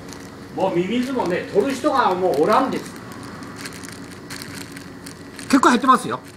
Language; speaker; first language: Japanese; native; Japanese